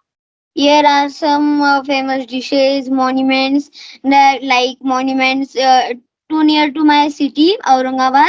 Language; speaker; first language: English; non-native, learner; Marathi